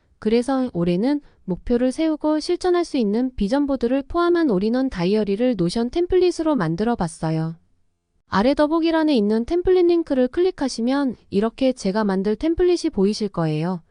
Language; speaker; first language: Korean; native; Korean